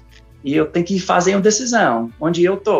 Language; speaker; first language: Portuguese; non-native, fluent; English